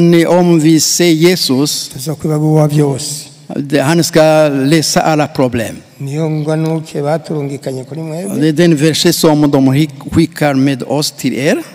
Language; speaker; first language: Swedish; non-native, fluent; Rundi